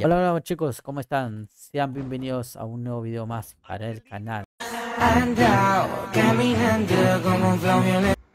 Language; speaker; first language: Spanish; native; Spanish